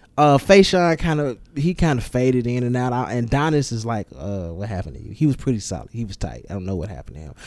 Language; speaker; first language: English; native; English